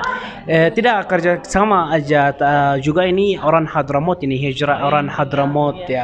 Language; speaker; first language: Indonesian; non-native, learner; Arabic